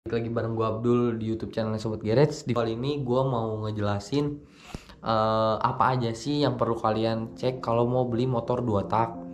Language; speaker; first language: Indonesian; native; Indonesian